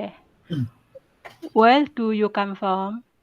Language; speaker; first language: English; non-native, learner; Indonesian